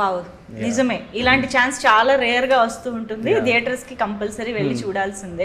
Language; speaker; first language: Telugu; native; Telugu